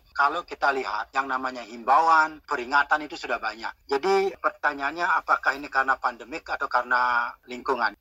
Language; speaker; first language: Indonesian; non-native, local second language; Balinese